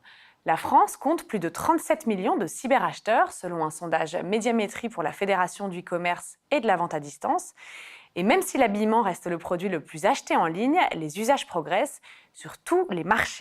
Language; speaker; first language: French; native; French